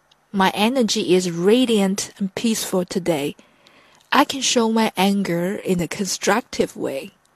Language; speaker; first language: English; non-native, fluent; Chinese